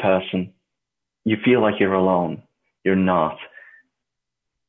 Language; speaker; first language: English; native; English